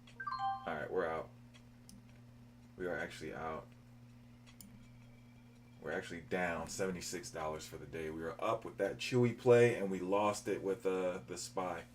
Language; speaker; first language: English; native; English